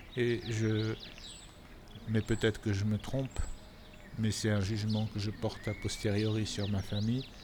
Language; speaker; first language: French; non-native, local second language; Arabic